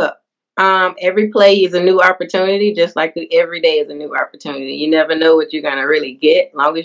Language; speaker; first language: English; native; English